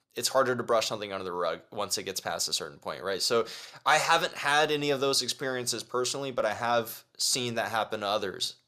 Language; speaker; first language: English; early bilingual, other home language; Chinese